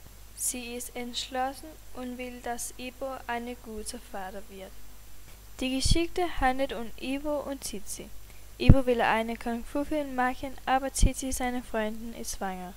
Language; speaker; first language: German; non-native, learner; Danish